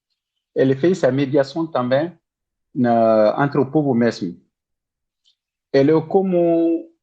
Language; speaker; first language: Portuguese; non-native, learner; Bambara